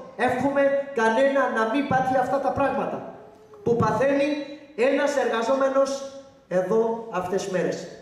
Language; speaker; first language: Greek; non-native, learner; Urdu